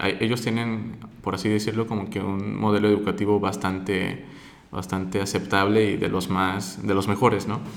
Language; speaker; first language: Spanish; native; Spanish